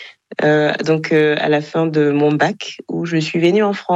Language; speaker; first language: French; non-native, local second language; Kinyarwanda